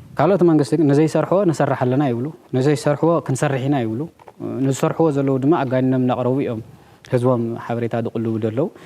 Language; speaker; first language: Tigrinya; native; Tigrinya